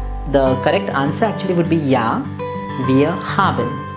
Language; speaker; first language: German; non-native, fluent; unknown